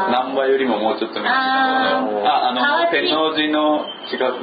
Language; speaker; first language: Japanese; non-native, fluent; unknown